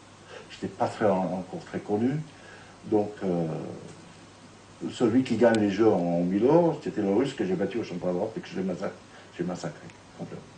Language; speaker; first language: French; non-native, fluent; Italian